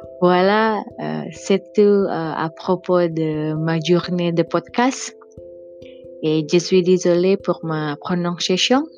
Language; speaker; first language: French; non-native, learner; Indonesian